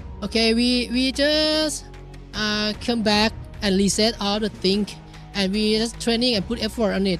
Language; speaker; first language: English; non-native, learner; Thai